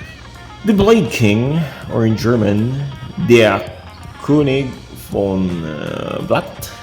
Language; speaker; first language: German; non-native, learner; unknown